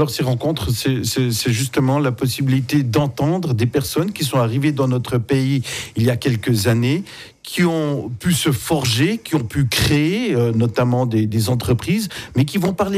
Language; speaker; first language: French; native; French